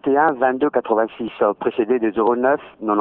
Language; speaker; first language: French; non-native, local second language; Luba-Lulua